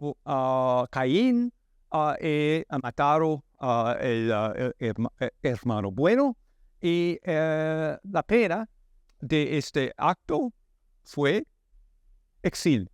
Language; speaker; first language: Spanish; non-native, learner; English